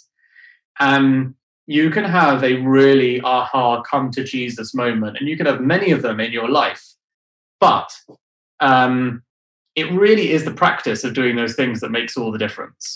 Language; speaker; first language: English; native; English